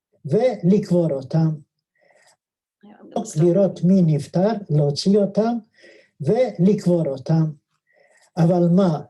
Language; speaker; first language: Hebrew; non-native, fluent; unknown